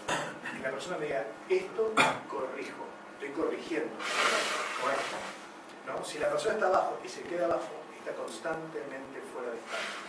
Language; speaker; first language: Spanish; native; Spanish